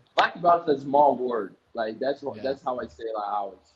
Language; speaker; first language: English; non-native, fluent; Portuguese